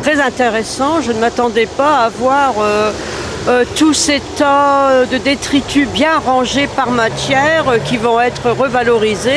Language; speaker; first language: French; native; French